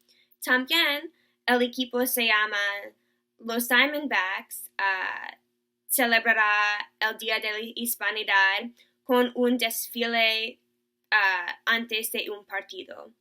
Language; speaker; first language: Spanish; non-native, learner; English